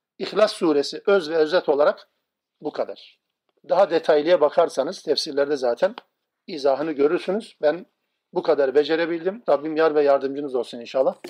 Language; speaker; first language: Turkish; non-native, local second language; Kurdish